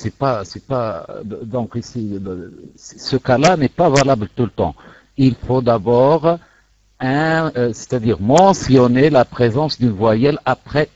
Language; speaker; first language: French; non-native, local second language; Arabic